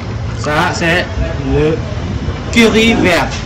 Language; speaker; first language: French; non-native, fluent; Khmer